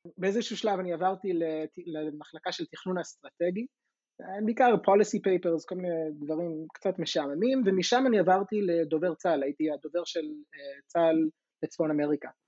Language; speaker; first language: Hebrew; non-native, fluent; English